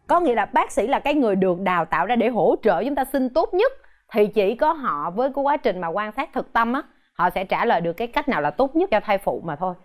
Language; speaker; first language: Vietnamese; native; Vietnamese